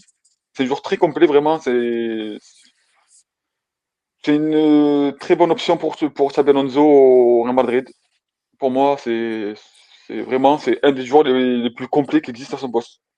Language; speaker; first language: French; native; French